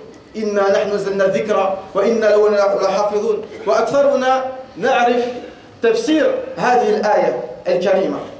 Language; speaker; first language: Arabic; non-native, fluent; French